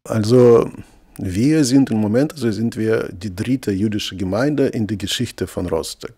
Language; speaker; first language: German; non-native, fluent; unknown